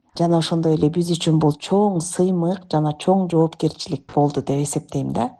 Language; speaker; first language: Kyrgyz; native; Kyrgyz